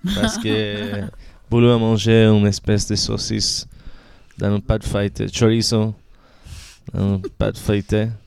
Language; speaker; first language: French; non-native, fluent; Spanish